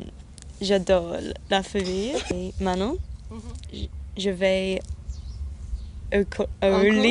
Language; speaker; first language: French; non-native, learner; English